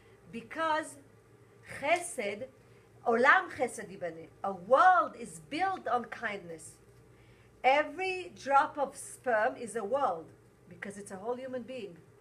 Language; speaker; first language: English; non-native, fluent; Hebrew